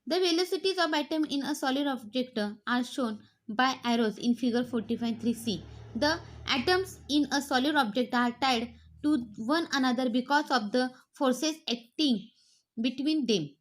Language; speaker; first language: English; non-native, local second language; Marathi